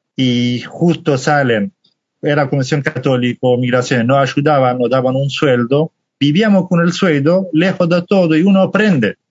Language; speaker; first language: Spanish; non-native, fluent; Kurdish